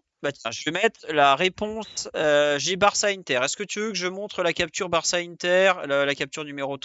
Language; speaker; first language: French; native; French